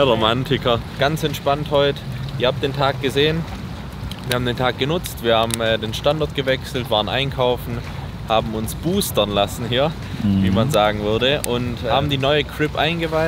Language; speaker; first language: German; native; German